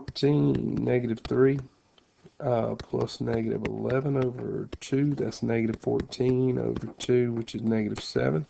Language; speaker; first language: English; native; English